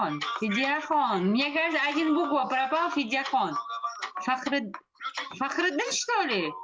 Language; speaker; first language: Russian; non-native, learner; Uzbek